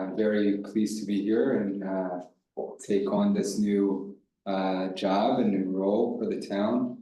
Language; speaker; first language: English; non-native, fluent; Portuguese